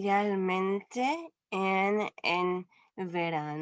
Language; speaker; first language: Spanish; non-native, learner; English